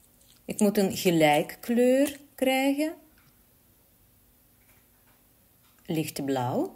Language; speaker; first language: Dutch; non-native, learner; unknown